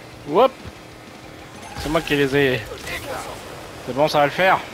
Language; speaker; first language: French; native; French